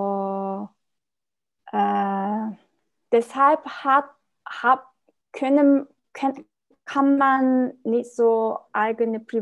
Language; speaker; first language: German; non-native, learner; Korean